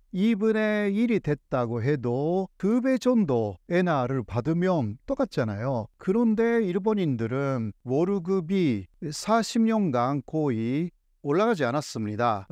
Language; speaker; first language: Korean; non-native, fluent; Japanese